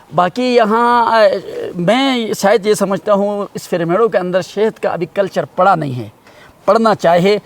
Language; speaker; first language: Urdu; non-native, local second language; Shina